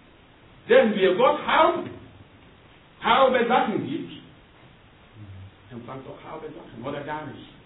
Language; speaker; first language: German; non-native, learner; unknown